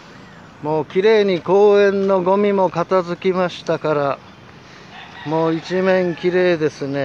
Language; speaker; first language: Japanese; native; Japanese